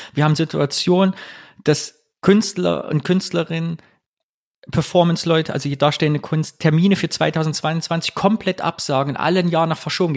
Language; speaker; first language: German; native; German